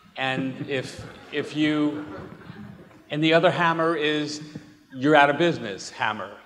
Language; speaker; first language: English; native; English